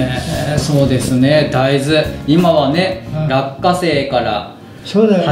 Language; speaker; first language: Japanese; native; Japanese